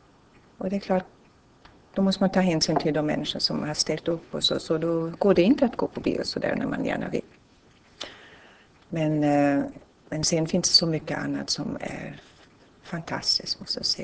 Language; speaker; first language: Swedish; non-native, fluent; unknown